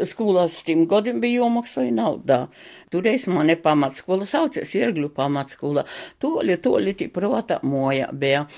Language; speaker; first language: Latvian; native; Latvian